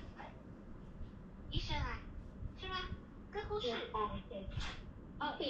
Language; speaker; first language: Chinese; non-native, learner; Malay